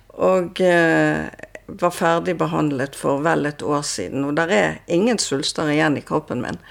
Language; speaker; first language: Norwegian; native; Norwegian